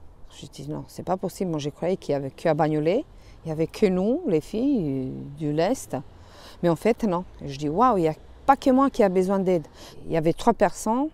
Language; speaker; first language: French; non-native, fluent; Romanian